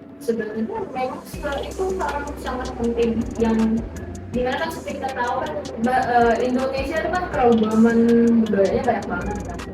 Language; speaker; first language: Indonesian; native; Indonesian